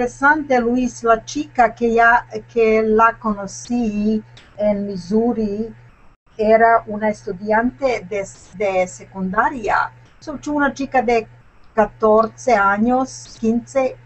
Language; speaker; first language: Spanish; non-native, learner; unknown